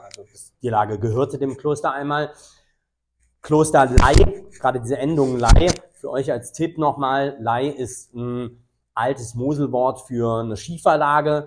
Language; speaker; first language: German; native; German